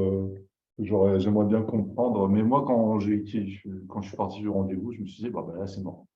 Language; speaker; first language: French; native; French